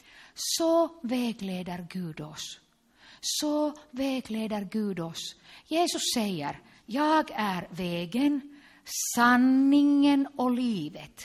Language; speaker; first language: Swedish; non-native, local second language; Finnish